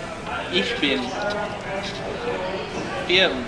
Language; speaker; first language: German; non-native, learner; English